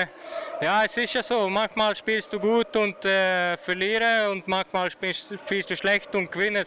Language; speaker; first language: German; non-native, fluent; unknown